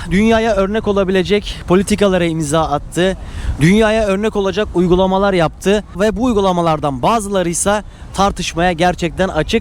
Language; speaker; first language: Turkish; native; Turkish